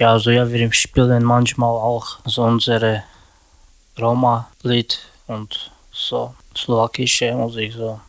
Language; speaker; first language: German; non-native, learner; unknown